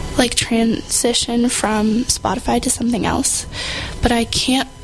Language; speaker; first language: English; native; English